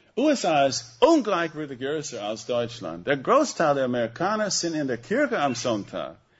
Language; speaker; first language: German; non-native, fluent; English